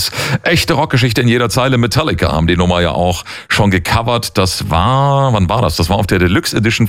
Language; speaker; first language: German; native; German